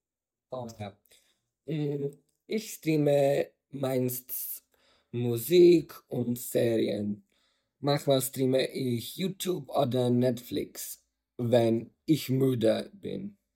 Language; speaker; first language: German; non-native, learner; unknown